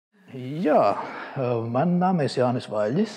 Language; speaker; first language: German; non-native, fluent; Latvian